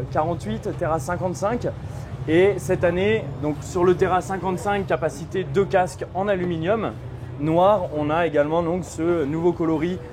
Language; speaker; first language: French; native; French